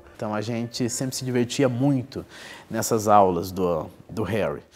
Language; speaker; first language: Portuguese; native; Portuguese